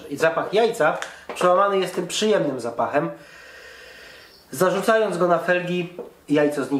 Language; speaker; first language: Polish; native; Polish